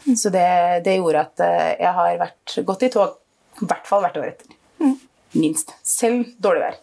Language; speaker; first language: Norwegian; early bilingual, other home language; Arabic